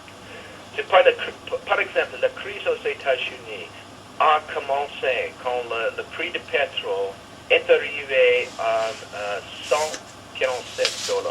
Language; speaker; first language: French; non-native, fluent; English